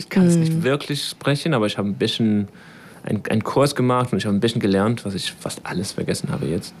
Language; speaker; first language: German; non-native, fluent; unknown